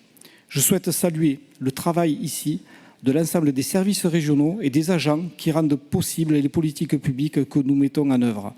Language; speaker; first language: French; native; French